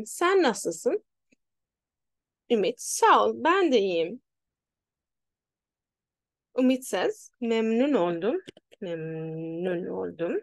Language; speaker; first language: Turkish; non-native, fluent; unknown